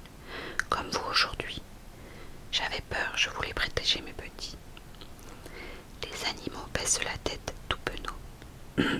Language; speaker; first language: French; native; French